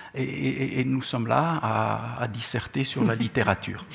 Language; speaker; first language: French; non-native, local second language; Czech